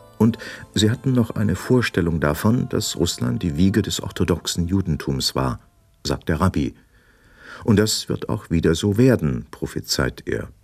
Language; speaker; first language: German; native; German